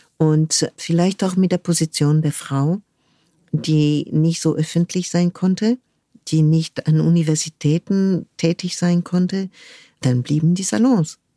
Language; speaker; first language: German; non-native, fluent; French